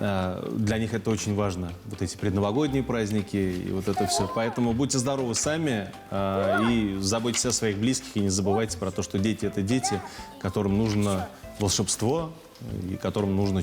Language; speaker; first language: Russian; native; Russian